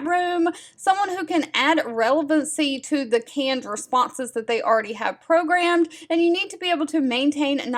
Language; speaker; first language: English; native; English